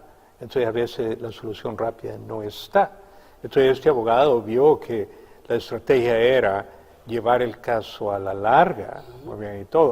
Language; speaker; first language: Spanish; native; Spanish